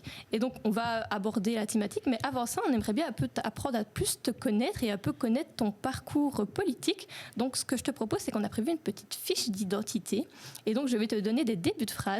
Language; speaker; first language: French; native; French